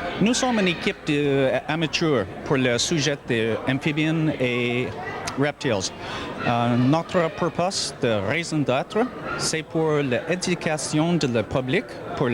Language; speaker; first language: French; non-native, learner; English